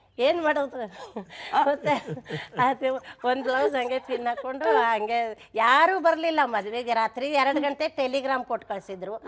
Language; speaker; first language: Kannada; non-native, local second language; Marathi